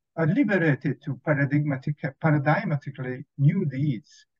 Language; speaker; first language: English; non-native, fluent; Hungarian